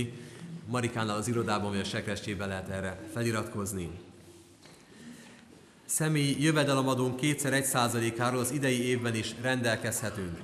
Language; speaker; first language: Hungarian; native; Hungarian